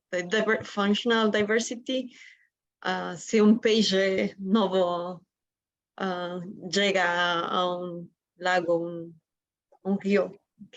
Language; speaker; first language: Portuguese; non-native, learner; Spanish